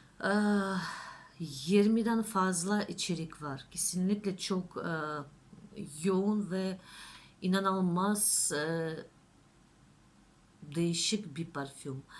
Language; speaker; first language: Turkish; non-native, learner; Russian